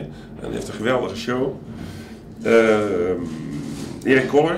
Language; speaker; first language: Dutch; native; Dutch